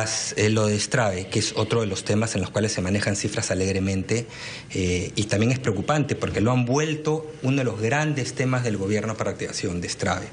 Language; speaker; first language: Spanish; native; Spanish